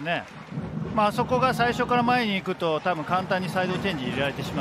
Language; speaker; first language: Japanese; native; Japanese